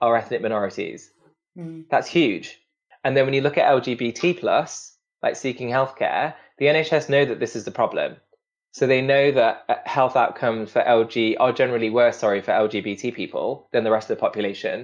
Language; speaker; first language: English; native; English